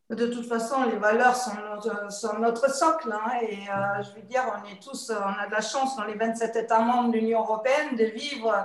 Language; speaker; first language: French; non-native, fluent; German